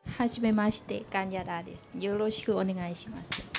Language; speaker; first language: Japanese; non-native, learner; Thai